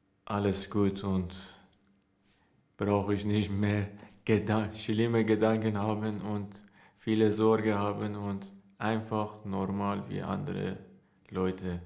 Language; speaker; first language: German; non-native, learner; Persian